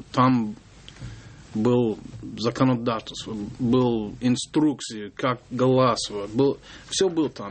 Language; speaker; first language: Russian; non-native, learner; English